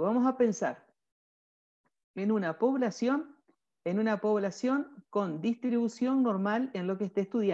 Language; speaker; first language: Spanish; native; Spanish